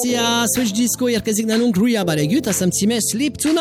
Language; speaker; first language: Hungarian; native; Hungarian